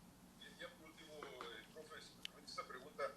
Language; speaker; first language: Spanish; native; Spanish